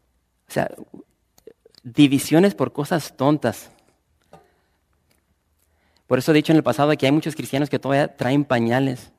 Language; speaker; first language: Spanish; native; Spanish